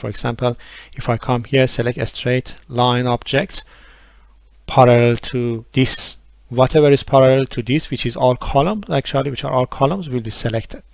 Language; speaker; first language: English; non-native, fluent; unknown